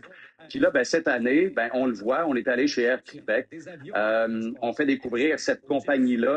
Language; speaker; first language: French; native; French